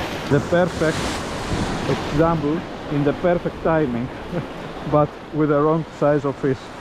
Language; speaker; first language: English; non-native, learner; Greek